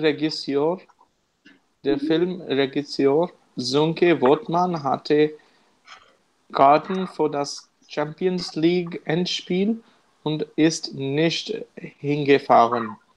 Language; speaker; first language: German; non-native, learner; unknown